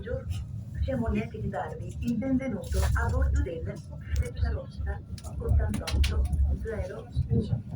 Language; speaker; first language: Italian; native; Italian